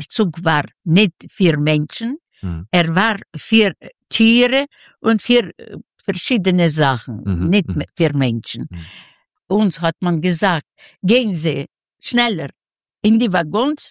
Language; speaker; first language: German; non-native, learner; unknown